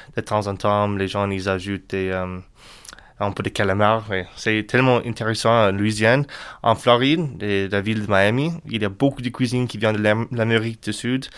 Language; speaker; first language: French; non-native, learner; English